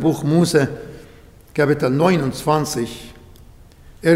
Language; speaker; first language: German; non-native, learner; Arabic